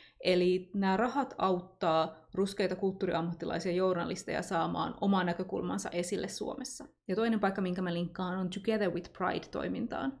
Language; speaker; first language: Finnish; native; Finnish